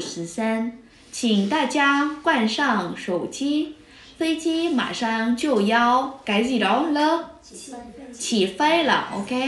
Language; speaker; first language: Chinese; non-native, fluent; Vietnamese